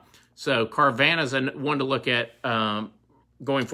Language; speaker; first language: English; native; English